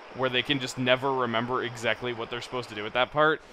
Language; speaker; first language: English; native; English